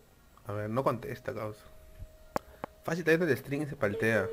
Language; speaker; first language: Spanish; native; Spanish